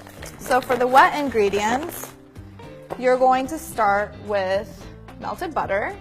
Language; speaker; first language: English; native; English